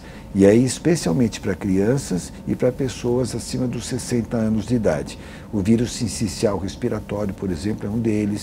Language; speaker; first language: Portuguese; native; Portuguese